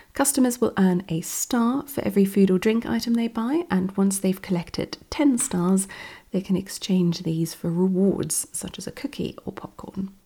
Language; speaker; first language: English; non-native, fluent; German